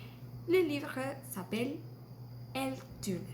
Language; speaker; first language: French; non-native, learner; Spanish